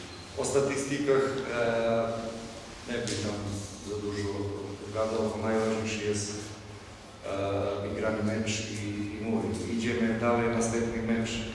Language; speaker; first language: Polish; non-native, fluent; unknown